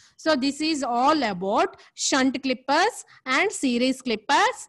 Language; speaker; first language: English; non-native, local second language; Telugu